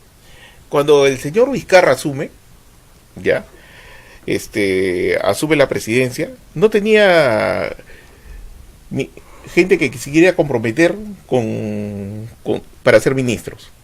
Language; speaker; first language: Spanish; native; Spanish